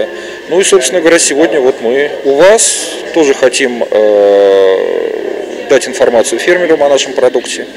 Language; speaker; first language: Russian; native; Russian